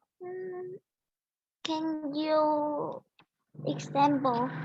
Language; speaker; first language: English; non-native, learner; Vietnamese